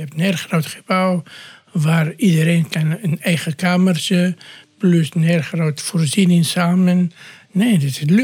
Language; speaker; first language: Dutch; non-native, learner; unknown